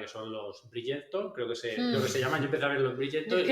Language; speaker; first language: Spanish; native; Spanish